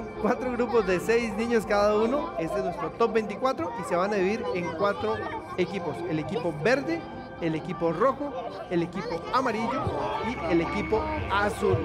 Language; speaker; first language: Spanish; native; Spanish